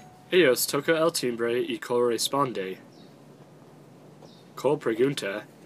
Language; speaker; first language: Spanish; non-native, learner; English